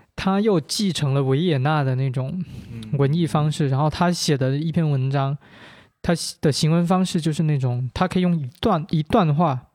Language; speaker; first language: Chinese; non-native, local second language; Min Nan Chinese